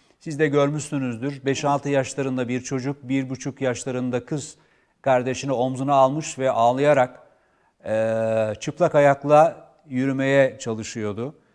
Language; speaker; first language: Turkish; native; Turkish